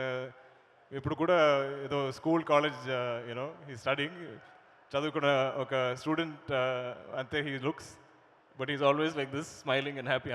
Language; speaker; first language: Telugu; non-native, learner; Malayalam